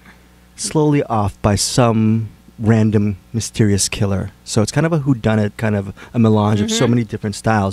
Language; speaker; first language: English; native; English